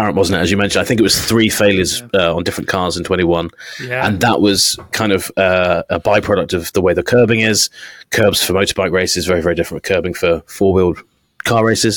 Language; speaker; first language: English; native; English